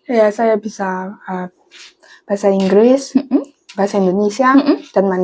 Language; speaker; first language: Indonesian; non-native, local second language; English